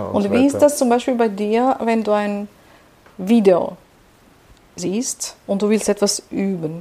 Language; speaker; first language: German; non-native, fluent; Serbian